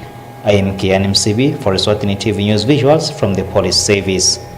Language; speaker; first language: English; non-native, local second language; Swati